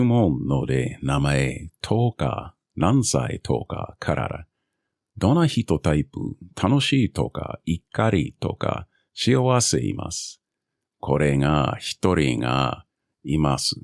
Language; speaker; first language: Japanese; non-native, learner; English